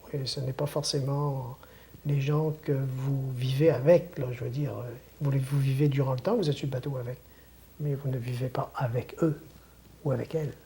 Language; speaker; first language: French; native; French